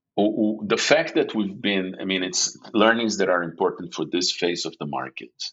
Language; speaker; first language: English; non-native, fluent; Portuguese